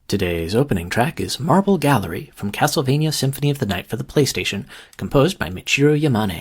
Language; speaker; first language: English; native; English